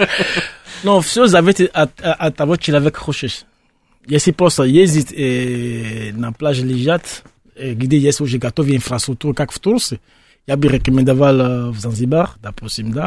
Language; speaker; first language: Russian; non-native, fluent; Fon